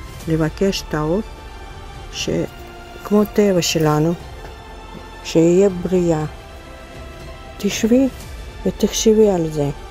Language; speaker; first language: Hebrew; non-native, learner; Russian